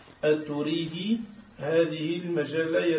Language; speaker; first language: Arabic; non-native, learner; French